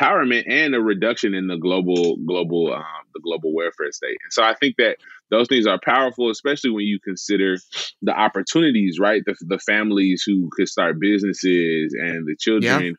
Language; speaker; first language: English; native; English